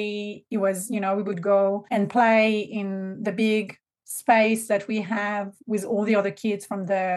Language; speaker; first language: English; non-native, fluent; French